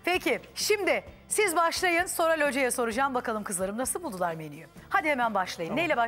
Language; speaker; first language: Turkish; native; Turkish